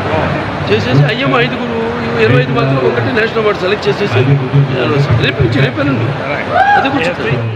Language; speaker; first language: Telugu; native; Telugu